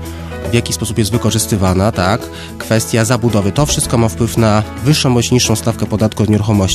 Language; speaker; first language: Polish; native; Polish